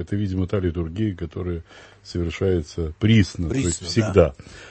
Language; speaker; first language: Russian; native; Russian